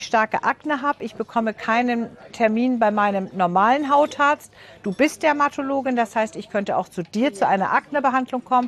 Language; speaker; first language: German; native; German